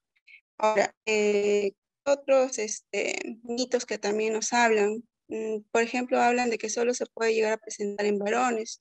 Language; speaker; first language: Spanish; native; Spanish